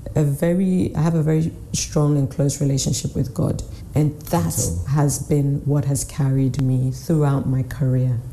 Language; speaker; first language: English; native; English